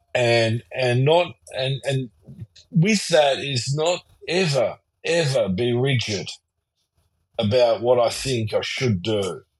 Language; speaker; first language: English; early bilingual, other home language; German